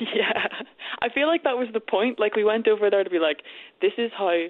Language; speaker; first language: English; native; English